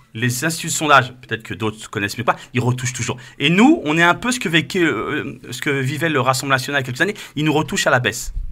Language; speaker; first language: French; native; French